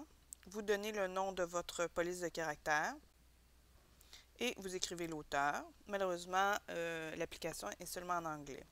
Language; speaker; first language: French; native; French